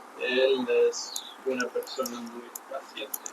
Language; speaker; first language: Spanish; non-native, learner; English